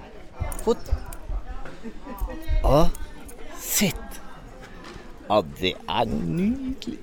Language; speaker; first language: Norwegian; native; Norwegian